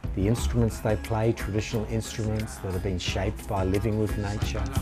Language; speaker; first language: English; native; English